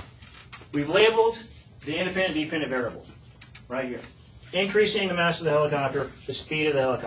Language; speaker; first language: English; native; English